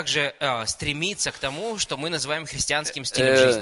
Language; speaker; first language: Russian; native; Russian